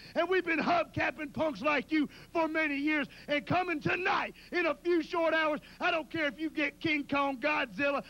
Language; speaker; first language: English; native; English